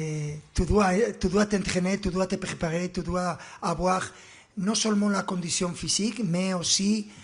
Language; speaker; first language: French; non-native, fluent; Spanish